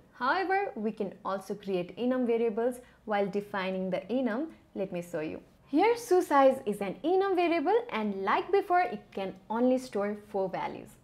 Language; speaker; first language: English; non-native, local second language; Nepali